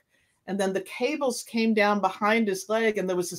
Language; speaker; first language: English; native; English